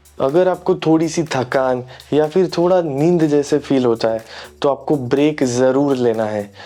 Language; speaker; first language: Hindi; non-native, local second language; Marathi